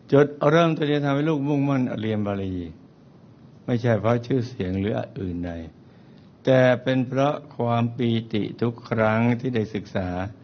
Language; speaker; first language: Thai; early bilingual, heritage; Thai